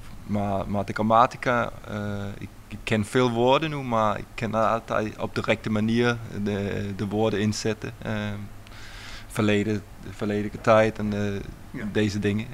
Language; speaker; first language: Dutch; non-native, learner; Danish